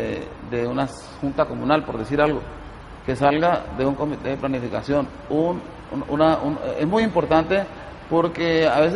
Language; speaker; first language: Spanish; native; Spanish